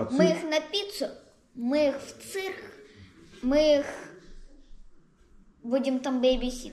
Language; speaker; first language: Russian; early bilingual, heritage; Russian